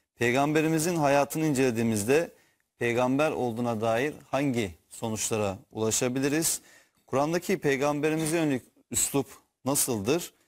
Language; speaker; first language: Turkish; native; Turkish